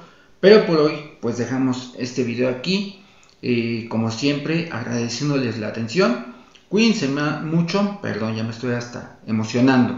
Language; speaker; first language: Spanish; native; Spanish